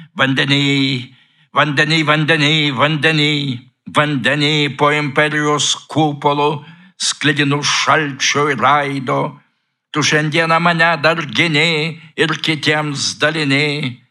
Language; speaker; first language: Lithuanian; native; Lithuanian